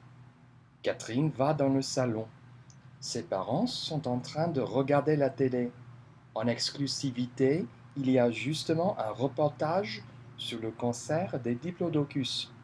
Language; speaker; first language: French; non-native, fluent; English